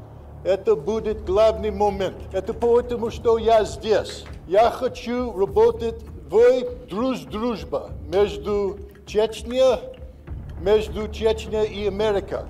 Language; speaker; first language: Russian; non-native, learner; English